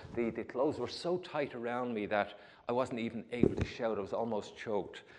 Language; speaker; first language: English; native; English